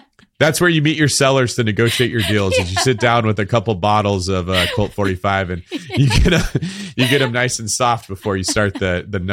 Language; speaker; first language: English; native; English